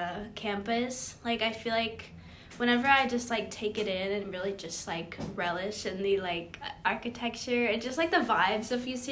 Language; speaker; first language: English; native; English